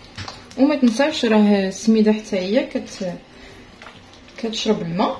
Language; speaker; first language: Arabic; native; Arabic